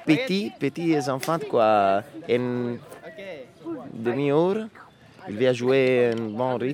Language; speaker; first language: French; non-native, learner; Italian